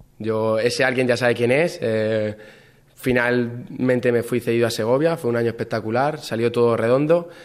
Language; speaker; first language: Spanish; native; Spanish